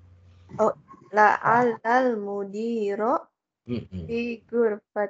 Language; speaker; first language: Arabic; non-native, learner; Indonesian